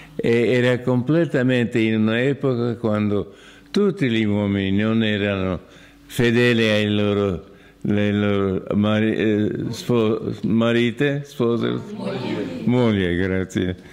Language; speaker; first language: Italian; non-native, fluent; English